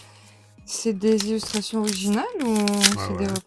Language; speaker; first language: French; native; French